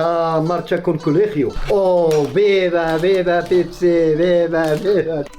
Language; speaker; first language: Spanish; non-native, learner; Arabic